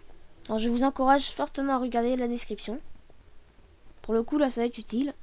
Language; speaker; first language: French; native; French